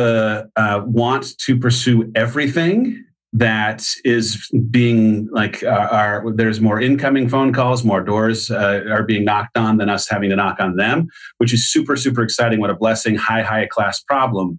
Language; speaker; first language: English; native; English